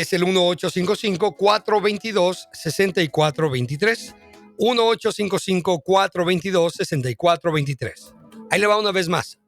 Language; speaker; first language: Spanish; native; Spanish